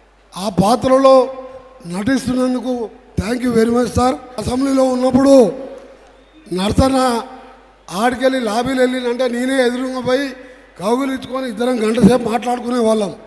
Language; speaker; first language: Telugu; native; Telugu